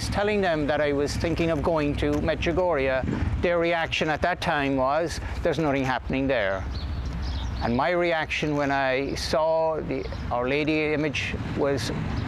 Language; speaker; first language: English; native; English